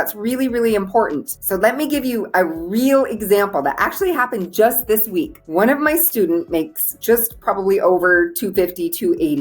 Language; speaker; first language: English; native; English